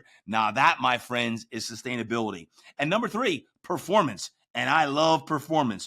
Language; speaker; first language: English; native; English